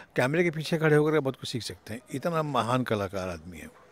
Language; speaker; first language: Hindi; native; Hindi